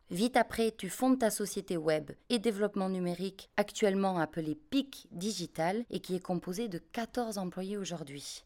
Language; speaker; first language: French; native; French